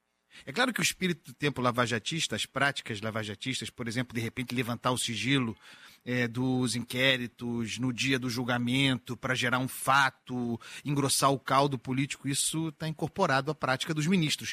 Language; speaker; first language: Portuguese; native; Portuguese